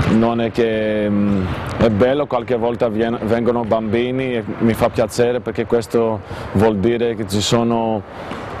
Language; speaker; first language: Italian; non-native, fluent; Greek